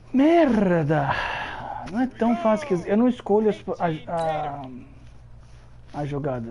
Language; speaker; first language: Portuguese; early bilingual, heritage; Portuguese